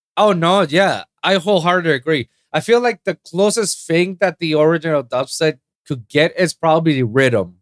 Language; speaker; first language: English; non-native, local second language; Spanish